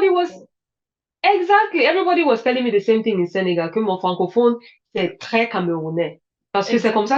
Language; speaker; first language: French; non-native, learner; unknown